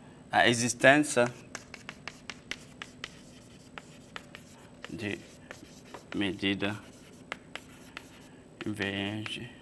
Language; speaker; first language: Portuguese; non-native, fluent; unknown